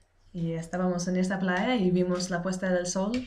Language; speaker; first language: Spanish; non-native, learner; English